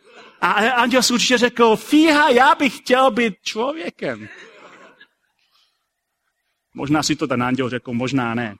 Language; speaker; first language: Czech; native; Czech